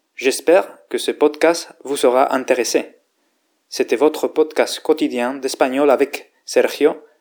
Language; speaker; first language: French; non-native, fluent; Spanish